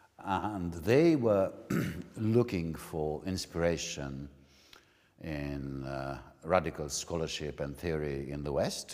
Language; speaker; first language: English; non-native, fluent; Hungarian